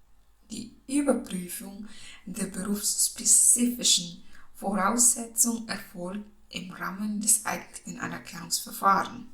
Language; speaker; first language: German; non-native, local second language; Filipino